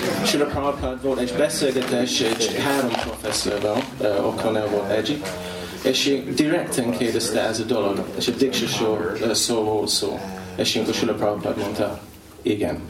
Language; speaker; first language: Hungarian; non-native, learner; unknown